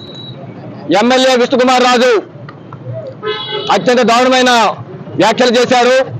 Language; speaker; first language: Telugu; native; Telugu